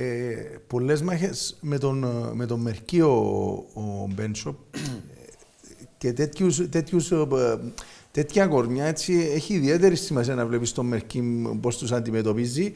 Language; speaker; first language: Greek; native; Greek